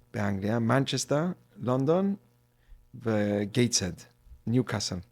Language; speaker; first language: Hebrew; non-native, fluent; English